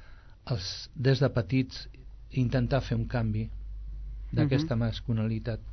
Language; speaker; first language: Catalan; non-native, local second language; Spanish